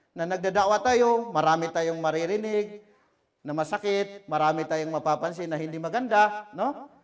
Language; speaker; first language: Filipino; non-native, local second language; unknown